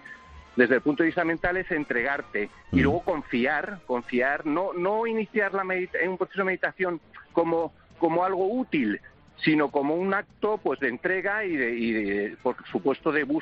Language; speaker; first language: Spanish; native; Spanish